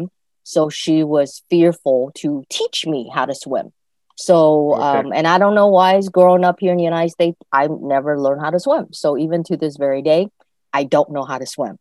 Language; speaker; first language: English; native; English